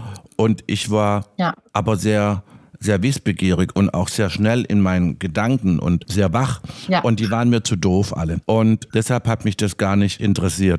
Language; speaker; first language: German; native; German